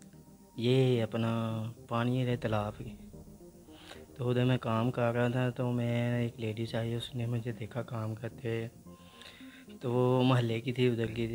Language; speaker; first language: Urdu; non-native, local second language; Punjabi